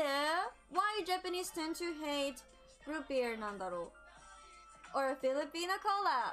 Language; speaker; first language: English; non-native, learner; Japanese